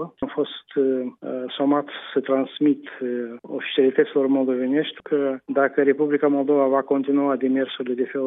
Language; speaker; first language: Romanian; native; Romanian